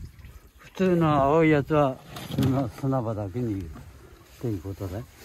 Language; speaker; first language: Japanese; native; Japanese